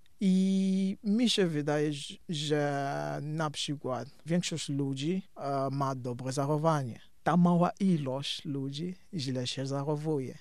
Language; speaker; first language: Polish; non-native, fluent; Kongo